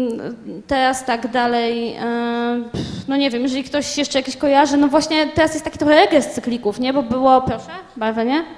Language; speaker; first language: Polish; native; Polish